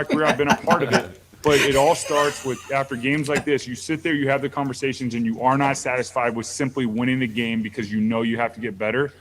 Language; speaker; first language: English; native; English